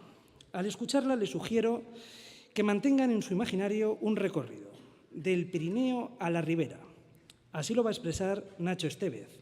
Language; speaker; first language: Spanish; native; Spanish